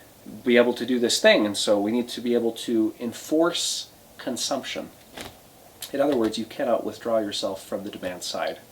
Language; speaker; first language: English; native; English